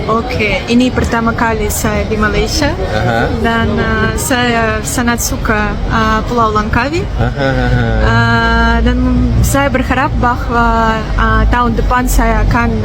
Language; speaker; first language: Indonesian; non-native, learner; Russian